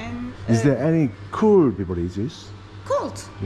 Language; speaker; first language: English; non-native, learner; Korean